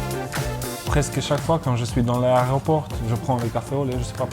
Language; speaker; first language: French; non-native, learner; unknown